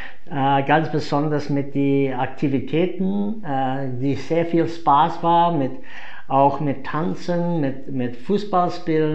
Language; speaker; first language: German; non-native, fluent; English